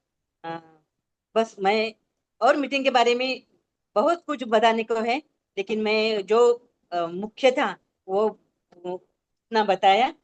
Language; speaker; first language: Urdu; non-native, local second language; Marathi